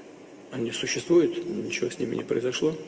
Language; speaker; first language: Russian; native; Russian